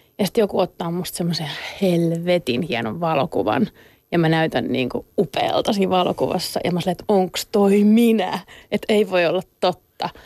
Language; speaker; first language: Finnish; native; Finnish